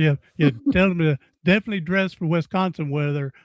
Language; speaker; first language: English; native; English